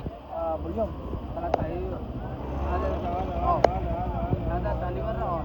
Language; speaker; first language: Arabic; non-native, learner; Hindi